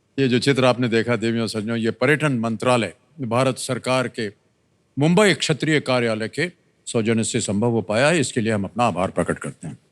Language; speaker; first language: Hindi; native; Hindi